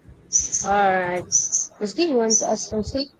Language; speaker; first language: English; non-native, learner; Indonesian